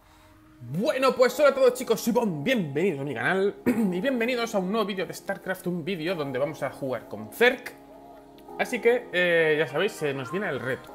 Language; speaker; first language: Spanish; native; Spanish